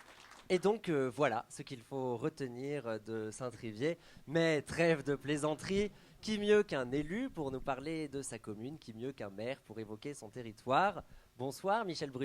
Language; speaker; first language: French; native; French